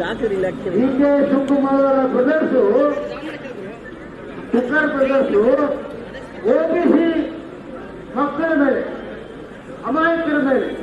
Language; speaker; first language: Kannada; native; Kannada